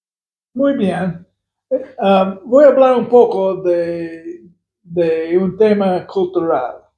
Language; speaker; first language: Spanish; non-native, fluent; English